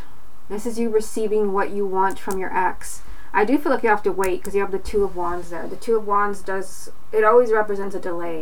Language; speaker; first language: English; native; English